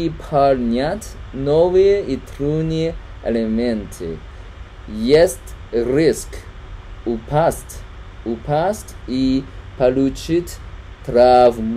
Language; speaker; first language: Russian; non-native, learner; Chinese